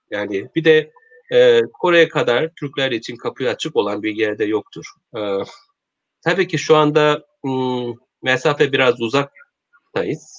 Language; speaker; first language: Turkish; non-native, learner; Korean